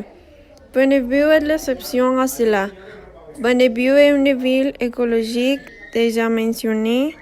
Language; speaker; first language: French; non-native, learner; Spanish